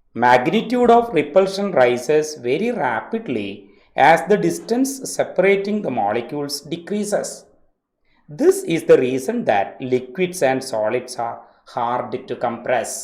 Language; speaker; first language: English; non-native, local second language; Malayalam